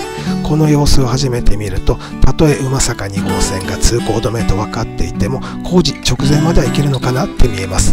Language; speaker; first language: Japanese; native; Japanese